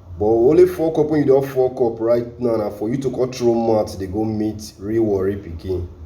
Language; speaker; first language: Nigerian Pidgin; native; Nigerian Pidgin